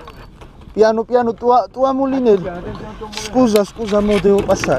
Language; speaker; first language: Italian; non-native, learner; Georgian